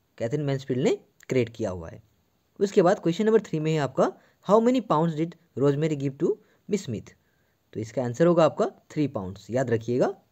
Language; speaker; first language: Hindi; non-native, local second language; Assamese